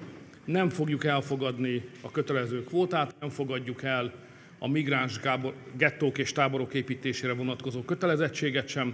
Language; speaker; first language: Hungarian; native; Hungarian